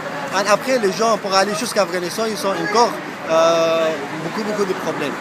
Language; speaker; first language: French; non-native, learner; Persian